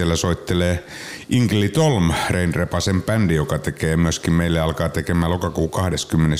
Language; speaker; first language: Finnish; native; Finnish